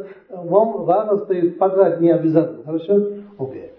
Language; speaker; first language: Russian; non-native, learner; Tibetan